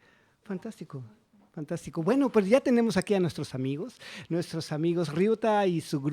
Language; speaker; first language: Spanish; native; Spanish